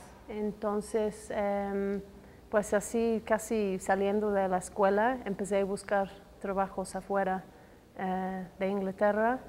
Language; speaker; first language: Spanish; non-native, fluent; English